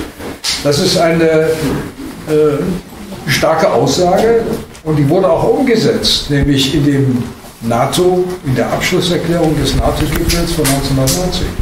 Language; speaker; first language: German; native; German